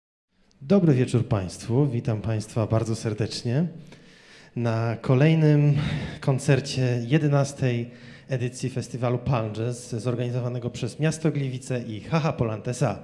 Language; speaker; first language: Polish; native; Polish